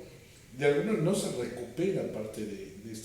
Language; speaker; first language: Spanish; native; Spanish